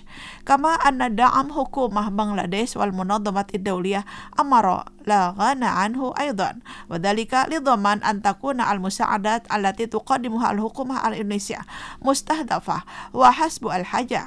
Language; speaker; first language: Arabic; non-native, fluent; Indonesian